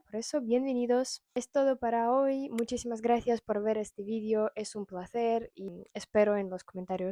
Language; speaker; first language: Spanish; non-native, fluent; Russian